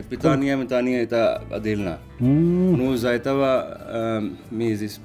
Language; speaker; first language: Russian; non-native, learner; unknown